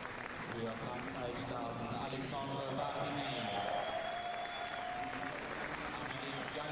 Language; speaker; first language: German; native; German